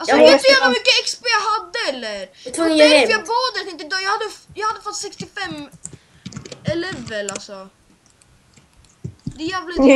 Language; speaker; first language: Swedish; native; Swedish